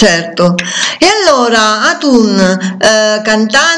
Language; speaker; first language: Italian; native; Italian